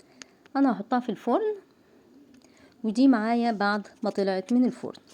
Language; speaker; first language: Arabic; native; Arabic